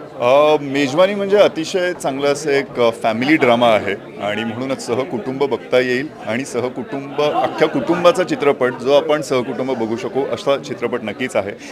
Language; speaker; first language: Marathi; native; Marathi